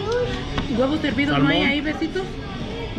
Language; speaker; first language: Spanish; native; Spanish